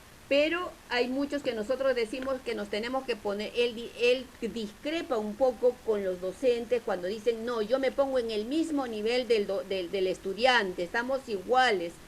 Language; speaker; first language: Spanish; native; Spanish